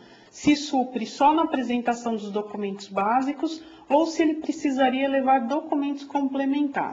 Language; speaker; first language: Portuguese; native; Portuguese